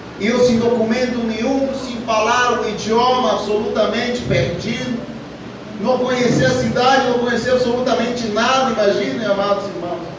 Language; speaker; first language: Portuguese; non-native, fluent; Spanish